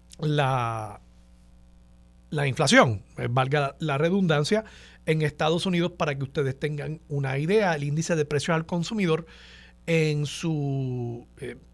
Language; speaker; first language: Spanish; native; Spanish